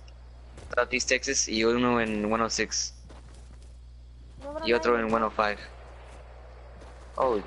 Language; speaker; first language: Spanish; early bilingual, heritage; Spanish